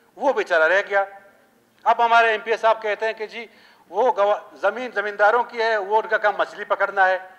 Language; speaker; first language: Urdu; non-native, local second language; Baluchi